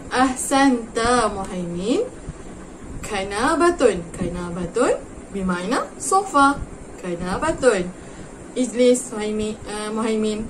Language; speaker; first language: Arabic; non-native, learner; Malay